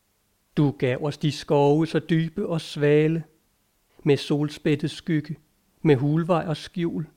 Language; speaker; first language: Danish; native; Danish